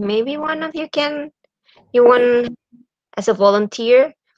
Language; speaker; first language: English; non-native, fluent; Indonesian